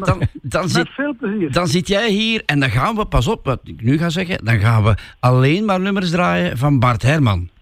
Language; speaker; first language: Dutch; native; Dutch